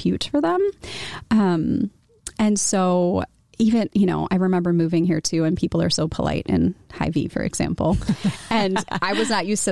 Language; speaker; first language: English; native; English